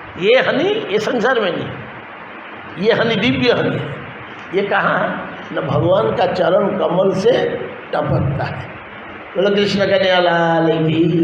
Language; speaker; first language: Hindi; non-native, local second language; Bangla